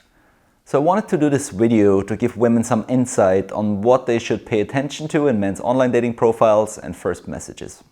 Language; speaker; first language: English; non-native, fluent; German